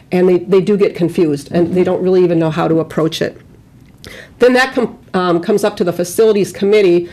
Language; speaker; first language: English; native; English